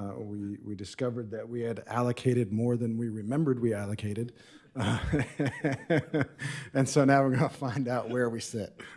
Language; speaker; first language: English; native; English